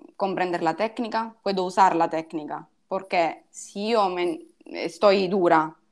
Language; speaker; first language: Spanish; non-native, learner; Italian